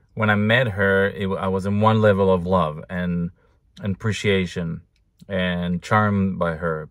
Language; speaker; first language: English; non-native, fluent; Hebrew